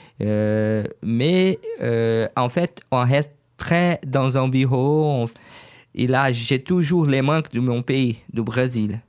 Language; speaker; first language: French; non-native, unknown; Portuguese